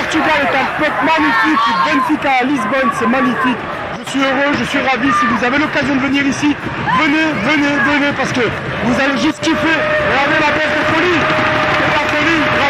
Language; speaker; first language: French; native; French